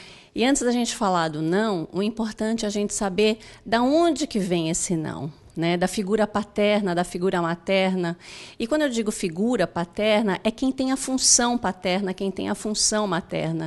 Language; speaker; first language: Portuguese; native; Portuguese